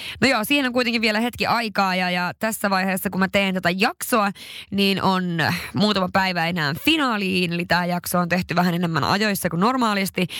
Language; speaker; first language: Finnish; native; Finnish